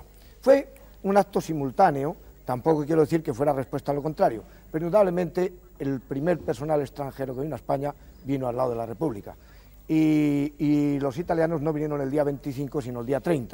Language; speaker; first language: Spanish; native; Spanish